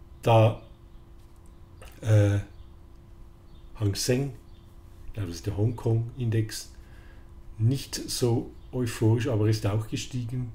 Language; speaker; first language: German; native; German